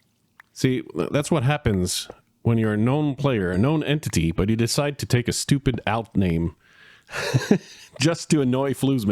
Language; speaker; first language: English; native; English